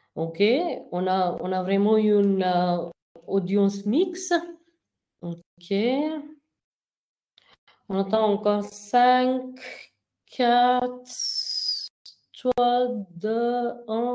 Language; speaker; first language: French; non-native, fluent; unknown